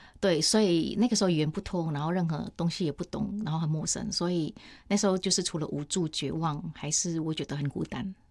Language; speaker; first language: Chinese; non-native, fluent; Indonesian